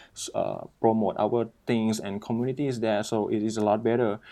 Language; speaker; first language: English; non-native, learner; Thai